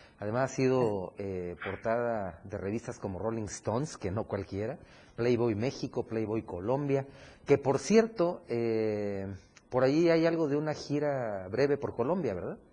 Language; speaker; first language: Spanish; native; Spanish